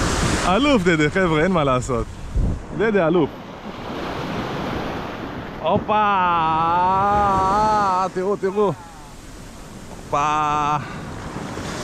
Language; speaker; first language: Hebrew; native; Hebrew